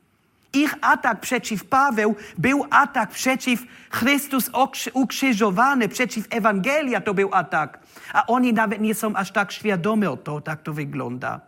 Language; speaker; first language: Polish; non-native, learner; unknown